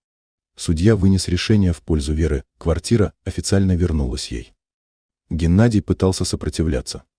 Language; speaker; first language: Russian; native; Russian